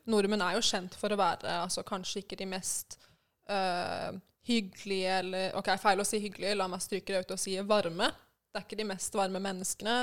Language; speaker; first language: Norwegian; early bilingual, other home language; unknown